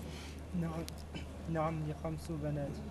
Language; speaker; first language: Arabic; non-native, learner; French